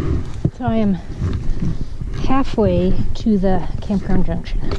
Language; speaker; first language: English; native; English